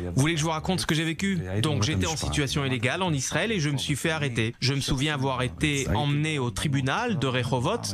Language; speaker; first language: French; non-native, fluent; Arabic